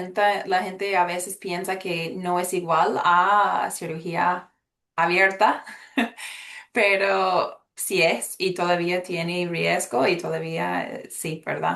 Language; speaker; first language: Spanish; early bilingual, heritage; Spanish